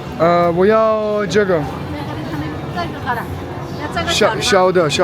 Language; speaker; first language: Chinese; non-native, learner; French